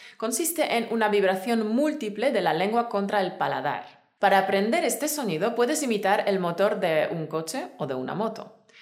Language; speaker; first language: Spanish; native; Spanish